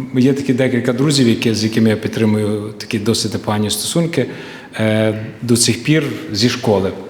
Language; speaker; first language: Ukrainian; native; Ukrainian